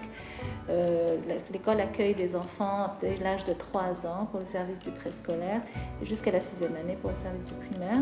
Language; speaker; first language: French; non-native, local second language; Arabic